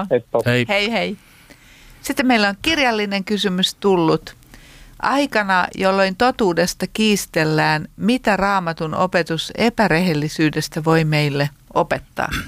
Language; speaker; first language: Finnish; native; Finnish